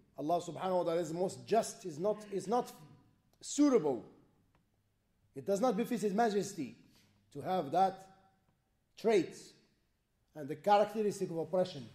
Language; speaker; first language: English; native; English